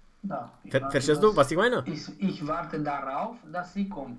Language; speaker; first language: German; non-native, learner; Romanian